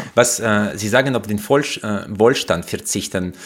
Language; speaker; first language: German; non-native, fluent; Russian